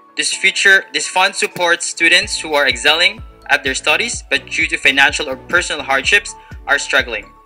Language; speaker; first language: English; non-native, local second language; Filipino